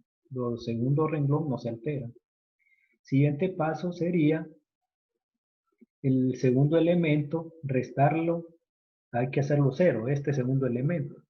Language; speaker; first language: Spanish; native; Spanish